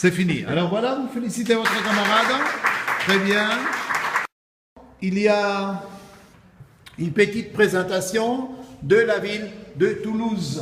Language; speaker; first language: French; non-native, fluent; Spanish